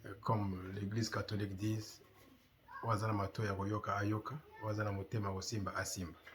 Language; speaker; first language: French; non-native, local second language; Lingala